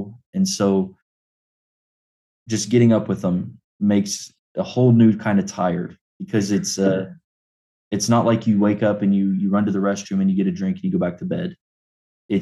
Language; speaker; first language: English; native; English